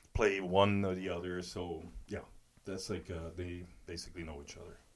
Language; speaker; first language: English; non-native, fluent; German